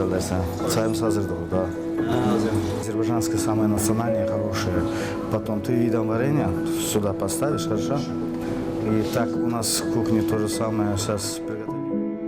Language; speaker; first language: Russian; non-native, learner; Azerbaijani